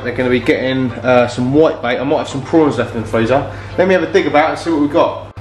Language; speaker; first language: English; native; English